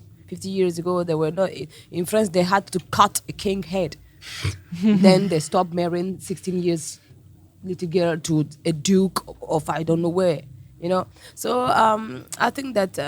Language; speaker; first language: English; non-native, fluent; French